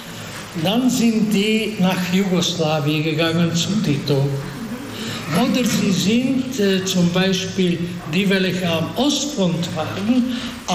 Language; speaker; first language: German; non-native, fluent; Hungarian